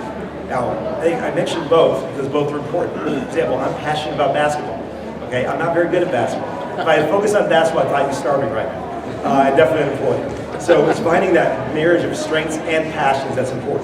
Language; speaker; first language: English; native; English